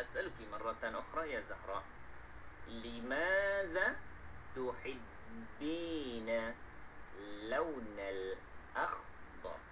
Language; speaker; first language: Arabic; non-native, fluent; Malay